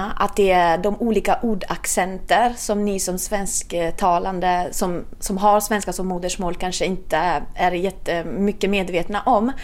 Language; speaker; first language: Swedish; non-native, fluent; Italian